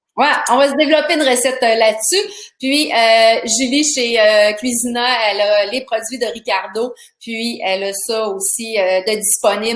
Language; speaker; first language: French; native; French